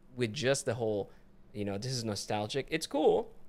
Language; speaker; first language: English; non-native, local second language; Filipino